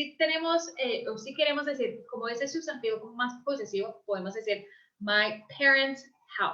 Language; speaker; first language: Spanish; early bilingual, heritage; English